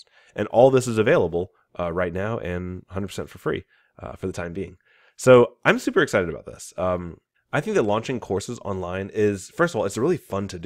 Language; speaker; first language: English; native; English